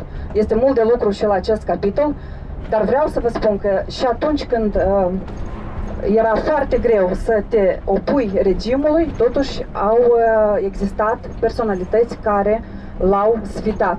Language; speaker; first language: Romanian; native; Romanian